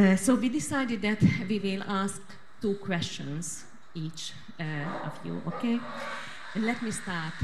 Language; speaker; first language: English; non-native, fluent; Hungarian